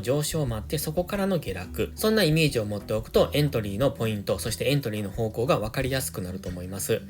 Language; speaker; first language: Japanese; native; Japanese